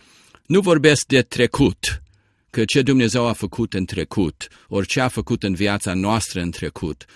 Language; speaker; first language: Romanian; early bilingual, heritage; Romanian